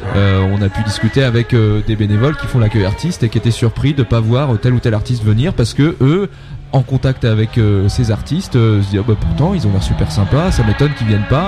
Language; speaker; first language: French; native; French